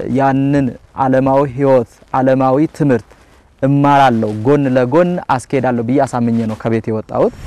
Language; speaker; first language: Amharic; native; Amharic